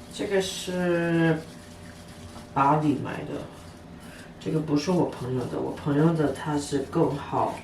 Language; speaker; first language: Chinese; early bilingual, heritage; Chinese